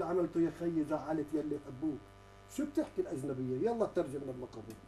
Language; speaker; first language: Arabic; native; Arabic